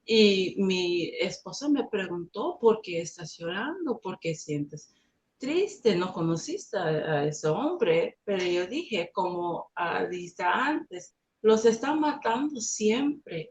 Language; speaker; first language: Spanish; non-native, learner; English